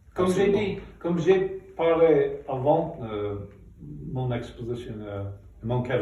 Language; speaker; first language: French; non-native, fluent; English